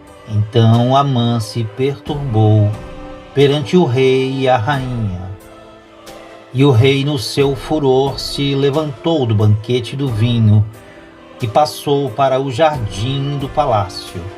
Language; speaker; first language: Portuguese; native; Portuguese